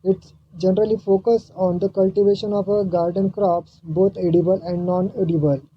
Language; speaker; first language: English; non-native, local second language; Marathi